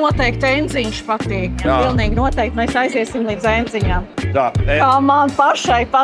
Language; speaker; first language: Latvian; native; Latvian